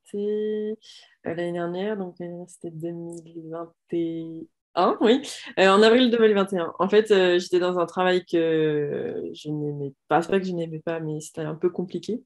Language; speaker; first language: French; native; French